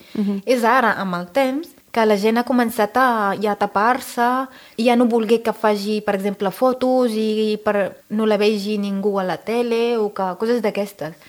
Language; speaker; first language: Catalan; non-native, fluent; Arabic